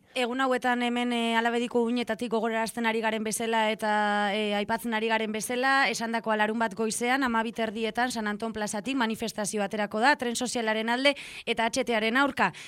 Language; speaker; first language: Basque; non-native, local second language; Spanish